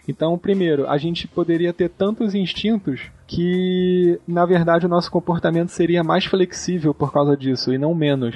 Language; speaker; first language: Portuguese; native; Portuguese